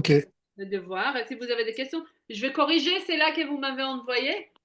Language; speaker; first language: French; non-native, fluent; Hebrew